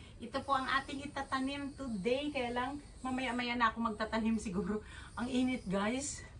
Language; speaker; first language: Filipino; non-native, local second language; Cebuano